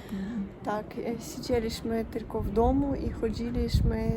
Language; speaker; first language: Polish; non-native, learner; Russian